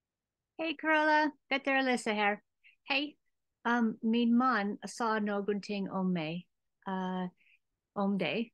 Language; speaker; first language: Swedish; non-native, learner; English